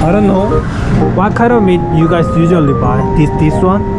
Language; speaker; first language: English; non-native, learner; Korean